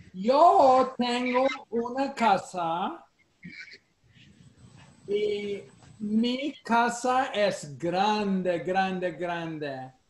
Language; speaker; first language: Spanish; non-native, fluent; English